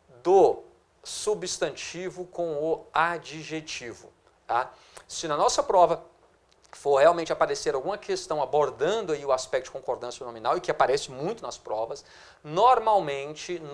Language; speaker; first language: Portuguese; native; Portuguese